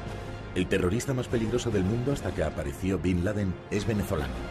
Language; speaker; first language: Spanish; native; Spanish